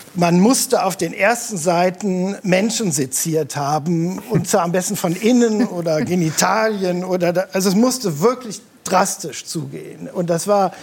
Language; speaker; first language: German; native; German